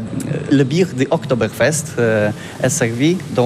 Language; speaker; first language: French; non-native, learner; Polish